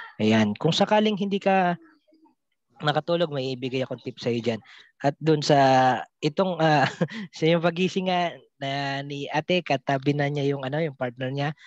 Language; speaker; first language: Filipino; non-native, local second language; Cebuano